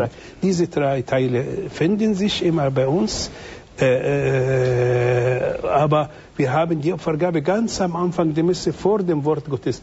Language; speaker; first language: German; non-native, fluent; Arabic